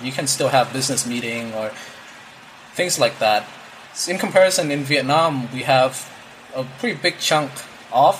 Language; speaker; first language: English; non-native, fluent; Vietnamese